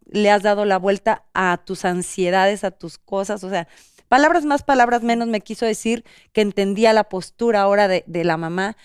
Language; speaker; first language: Spanish; native; Spanish